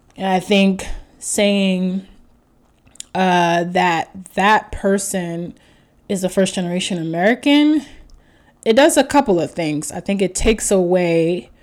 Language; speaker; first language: English; native; English